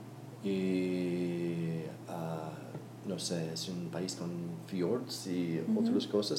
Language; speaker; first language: Spanish; non-native, learner; English